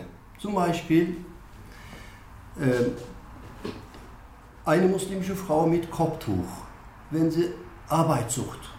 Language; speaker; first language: German; non-native, fluent; Turkish